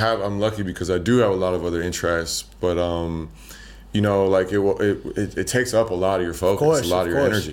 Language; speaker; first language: English; native; English